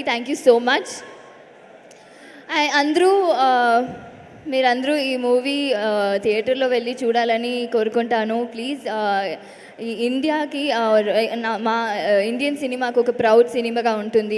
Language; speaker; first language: Telugu; non-native, local second language; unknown